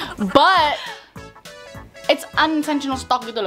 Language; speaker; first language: English; early bilingual, heritage; English